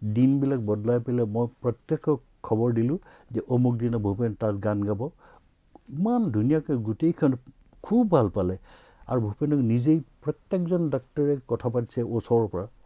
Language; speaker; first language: Assamese; native; Assamese